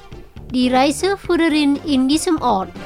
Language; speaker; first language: German; non-native, learner; Indonesian